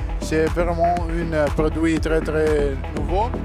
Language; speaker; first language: French; non-native, learner; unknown